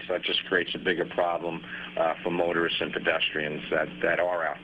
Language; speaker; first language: English; native; English